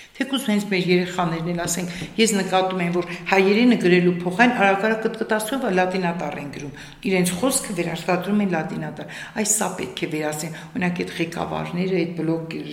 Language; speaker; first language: Armenian; native; Armenian